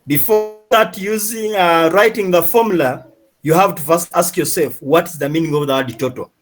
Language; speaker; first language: English; non-native, local second language; Swahili